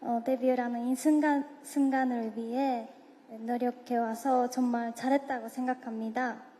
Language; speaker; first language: Korean; non-native, fluent; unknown